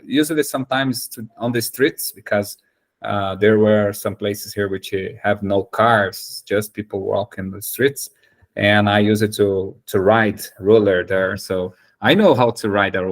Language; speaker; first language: English; non-native, fluent; Portuguese